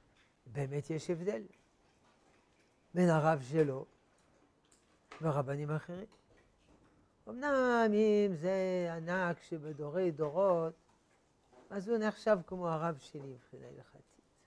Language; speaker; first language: Hebrew; non-native, fluent; French